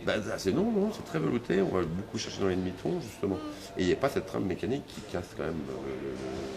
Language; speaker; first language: French; native; French